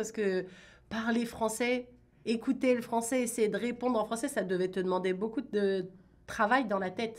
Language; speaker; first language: French; native; French